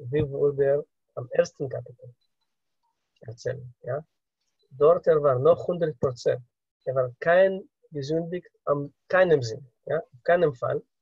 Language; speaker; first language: German; non-native, fluent; Russian